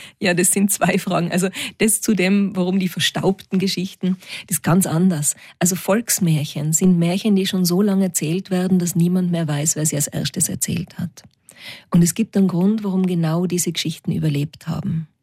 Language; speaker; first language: German; native; German